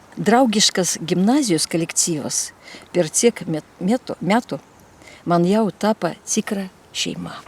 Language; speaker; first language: Lithuanian; non-native, fluent; Russian